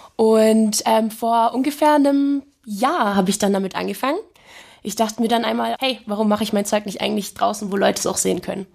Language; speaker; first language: German; native; German